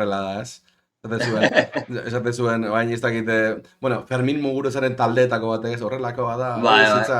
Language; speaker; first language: Basque; native; Basque